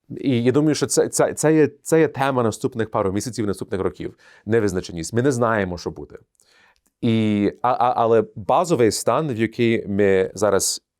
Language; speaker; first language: Ukrainian; early bilingual, heritage; Ukrainian